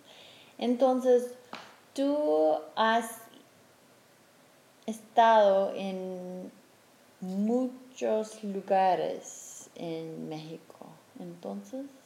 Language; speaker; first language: Spanish; non-native, fluent; English